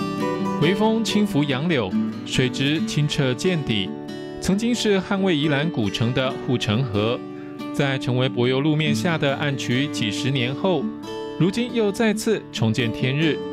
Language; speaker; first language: Chinese; native; Chinese